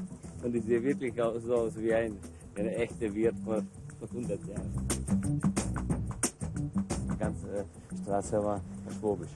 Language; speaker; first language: German; non-native, local second language; Hungarian